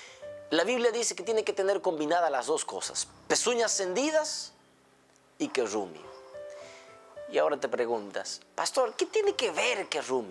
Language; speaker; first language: Spanish; native; Spanish